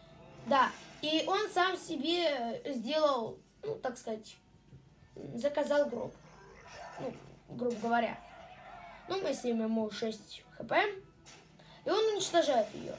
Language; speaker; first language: Russian; native; Russian